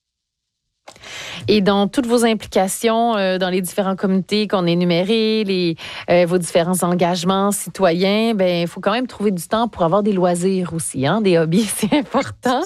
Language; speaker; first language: French; native; French